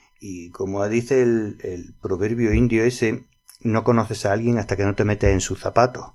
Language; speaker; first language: Spanish; native; Spanish